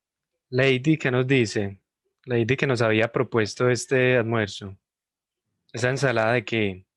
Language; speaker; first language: Spanish; native; Spanish